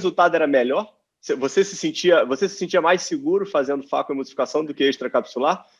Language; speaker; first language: Portuguese; native; Portuguese